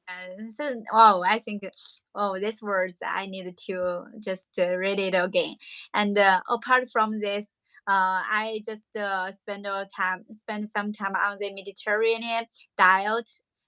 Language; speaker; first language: English; non-native, learner; Chinese